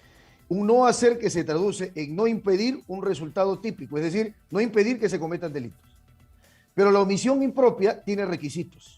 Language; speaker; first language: Spanish; native; Spanish